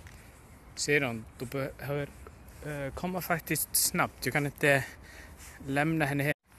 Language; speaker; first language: Swedish; non-native, learner; Icelandic